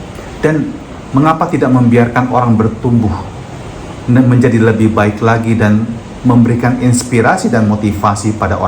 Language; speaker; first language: Indonesian; native; Indonesian